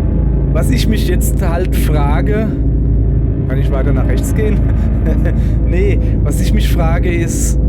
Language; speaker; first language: German; native; German